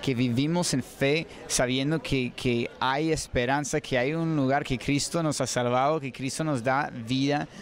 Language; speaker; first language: Spanish; non-native, fluent; English